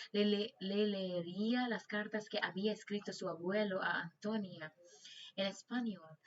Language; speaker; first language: Spanish; non-native, learner; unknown